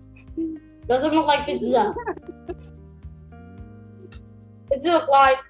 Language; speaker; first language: English; non-native, learner; Indonesian